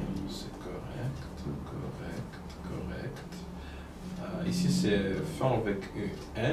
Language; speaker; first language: French; non-native, fluent; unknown